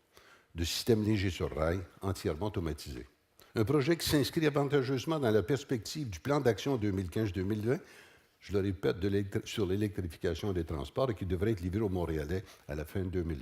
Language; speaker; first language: French; native; French